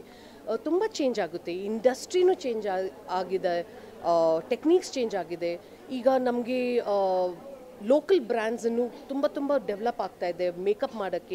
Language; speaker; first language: Kannada; non-native, fluent; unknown